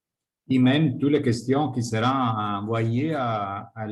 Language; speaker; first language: French; non-native, fluent; Spanish